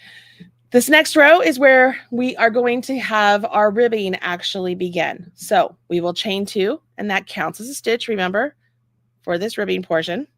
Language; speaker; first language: English; native; English